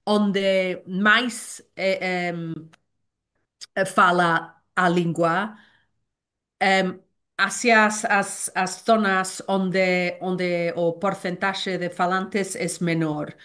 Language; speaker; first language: Galician; non-native, learner; Welsh